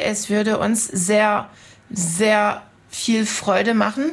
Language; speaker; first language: German; non-native, fluent; French